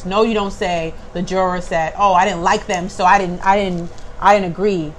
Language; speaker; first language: English; native; English